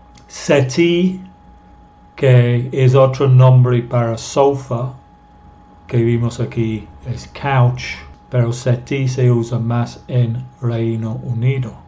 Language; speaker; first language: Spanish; non-native, fluent; English